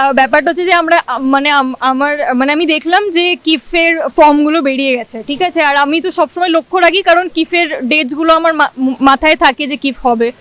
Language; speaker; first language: Bangla; non-native, local second language; Hindi